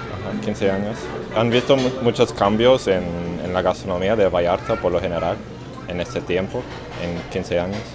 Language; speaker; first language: Spanish; non-native, learner; English